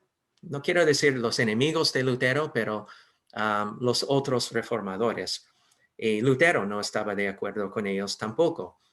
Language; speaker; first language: Spanish; non-native, fluent; English